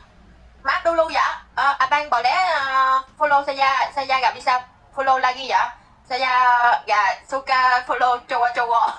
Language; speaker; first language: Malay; non-native, learner; Vietnamese